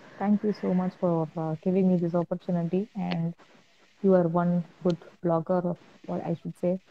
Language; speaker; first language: English; non-native, local second language; Tamil